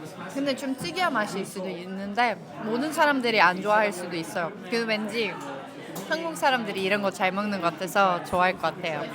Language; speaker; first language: Korean; non-native, fluent; Norwegian